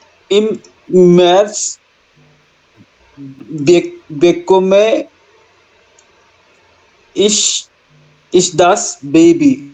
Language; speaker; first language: German; non-native, learner; Hindi